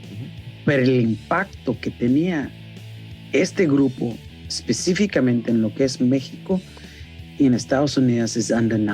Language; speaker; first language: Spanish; early bilingual, heritage; Spanish